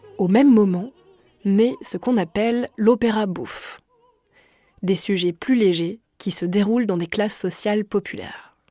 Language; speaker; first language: French; native; French